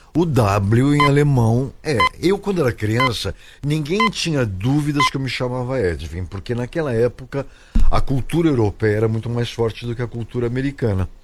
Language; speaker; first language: Portuguese; native; Portuguese